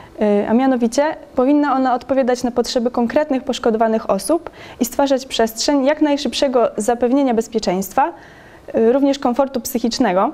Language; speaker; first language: Polish; native; Polish